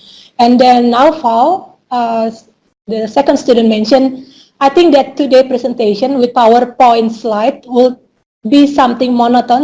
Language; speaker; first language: English; non-native, fluent; Indonesian